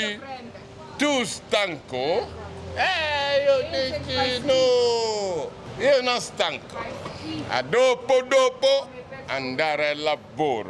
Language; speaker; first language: Italian; non-native, learner; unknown